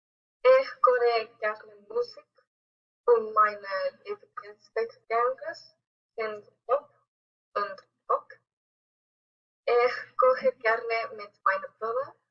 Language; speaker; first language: German; non-native, learner; Spanish